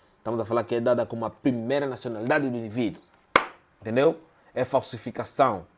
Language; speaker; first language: Portuguese; native; Portuguese